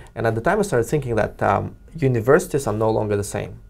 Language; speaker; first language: English; non-native, fluent; Russian